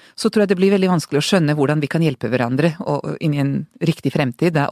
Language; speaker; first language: Norwegian; non-native, fluent; Serbian